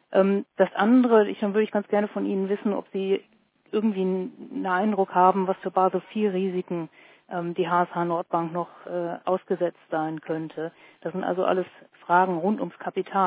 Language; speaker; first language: German; native; German